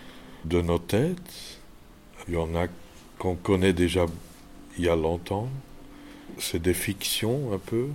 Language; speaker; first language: French; non-native, local second language; Dutch